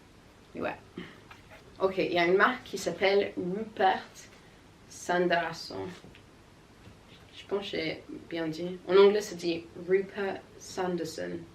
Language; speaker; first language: French; non-native, learner; English